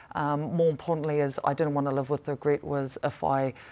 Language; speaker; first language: English; native; English